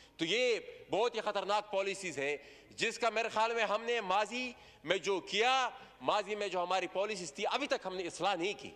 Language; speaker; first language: Urdu; non-native, local second language; Pashto